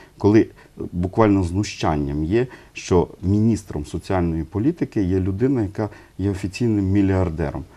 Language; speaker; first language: Ukrainian; non-native, local second language; Russian